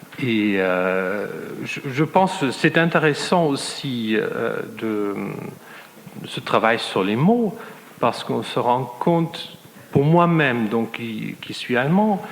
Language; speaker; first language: French; non-native, fluent; German